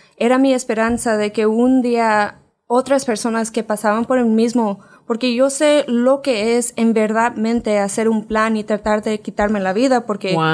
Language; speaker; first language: Spanish; early bilingual, heritage; Spanish